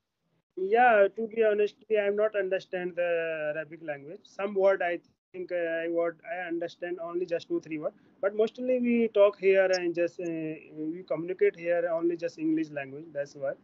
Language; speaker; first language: English; non-native, learner; Hindi